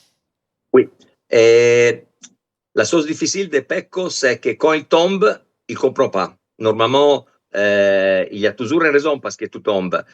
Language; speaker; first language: French; non-native, fluent; Italian